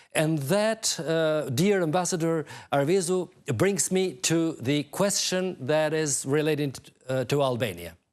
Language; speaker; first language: English; non-native, fluent; Albanian